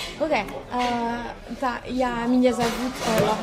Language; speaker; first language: Russian; non-native, learner; French